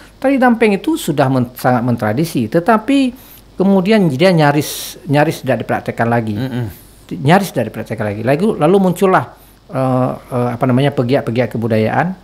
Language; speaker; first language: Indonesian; non-native, local second language; Achinese